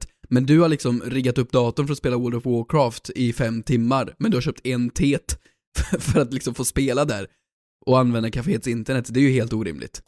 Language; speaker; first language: Swedish; native; Swedish